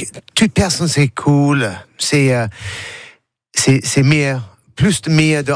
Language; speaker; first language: French; non-native, learner; English